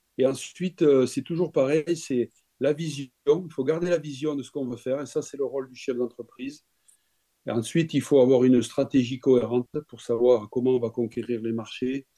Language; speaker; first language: French; native; French